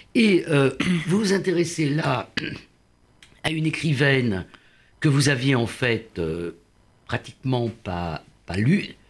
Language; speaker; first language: French; native; French